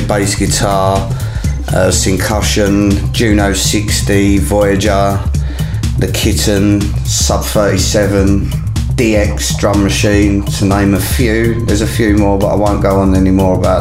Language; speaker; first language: English; native; English